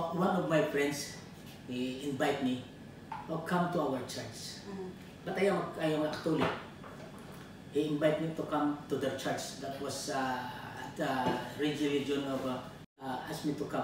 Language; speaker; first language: English; non-native, learner; Filipino